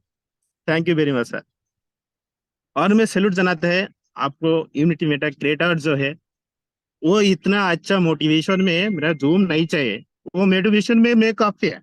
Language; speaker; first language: Hindi; non-native, learner; Bangla